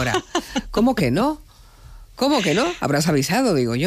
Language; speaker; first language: Spanish; native; Spanish